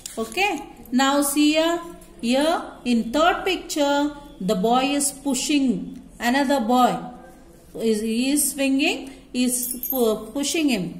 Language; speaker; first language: English; non-native, local second language; Kannada